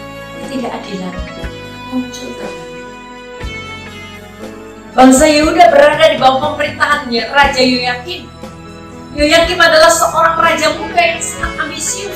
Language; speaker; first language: Indonesian; native; Indonesian